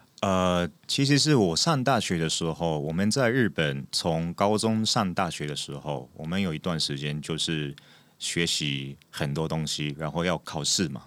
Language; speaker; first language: Chinese; non-native, fluent; Japanese